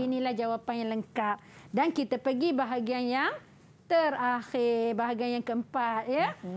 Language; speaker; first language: Malay; native; Malay